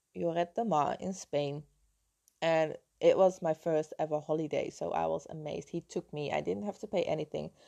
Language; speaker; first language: English; non-native, fluent; Dutch